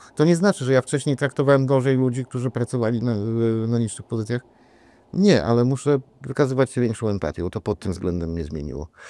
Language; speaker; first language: Polish; native; Polish